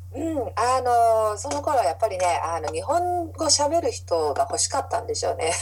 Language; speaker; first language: Japanese; native; Japanese